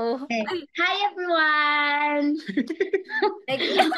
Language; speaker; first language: English; non-native, learner; Cebuano